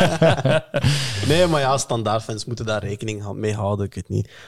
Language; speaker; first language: Dutch; early bilingual, other home language; Lingala